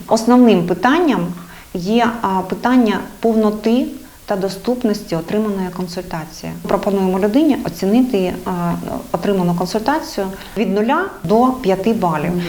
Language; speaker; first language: Ukrainian; native; Ukrainian